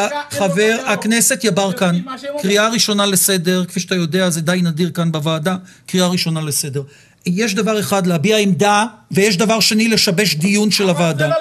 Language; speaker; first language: Hebrew; native; Hebrew